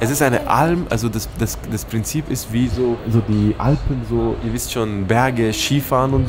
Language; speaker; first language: German; early bilingual, other home language; Persian